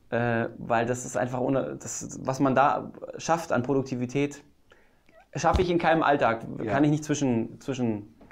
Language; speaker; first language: German; native; German